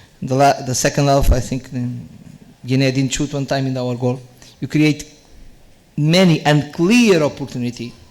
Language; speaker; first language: English; non-native, learner; Portuguese